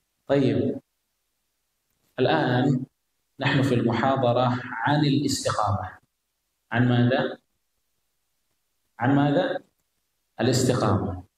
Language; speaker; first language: Arabic; non-native, fluent; Indonesian